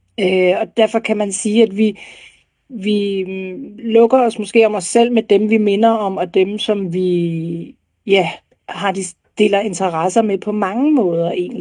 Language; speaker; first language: Danish; native; Danish